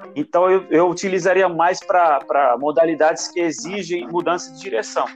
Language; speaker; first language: Portuguese; non-native, fluent; Italian